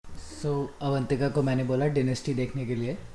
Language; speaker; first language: Hindi; native; Hindi